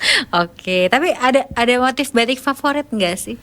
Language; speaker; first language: Indonesian; native; Indonesian